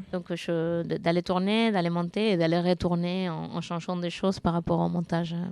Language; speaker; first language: French; non-native, fluent; Spanish